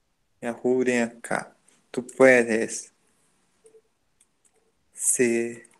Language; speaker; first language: Spanish; non-native, learner; Portuguese